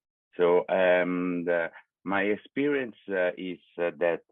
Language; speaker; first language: English; non-native, learner; Italian